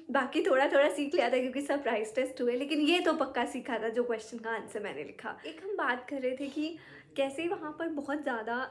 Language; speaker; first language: Hindi; native; Hindi